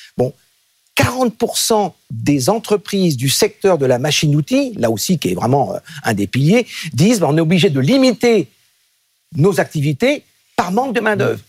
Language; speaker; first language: French; native; French